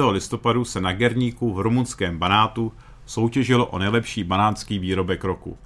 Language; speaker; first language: Czech; early bilingual, heritage; Czech